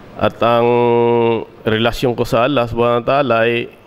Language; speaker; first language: Filipino; native; Filipino